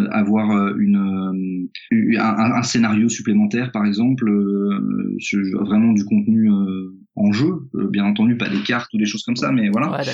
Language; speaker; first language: French; native; French